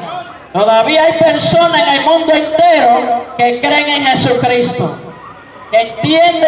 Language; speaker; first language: Spanish; native; Spanish